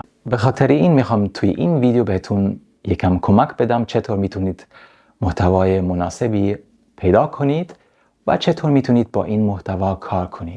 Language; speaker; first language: Persian; non-native, fluent; German